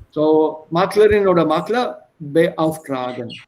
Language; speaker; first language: German; non-native, fluent; Hindi